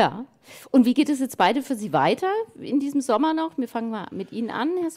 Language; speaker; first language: German; native; German